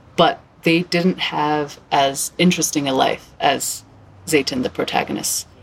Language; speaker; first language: English; non-native, local second language; Cantonese